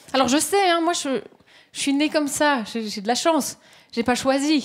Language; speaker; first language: French; native; French